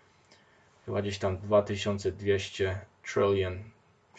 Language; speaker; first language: Polish; early bilingual, heritage; Polish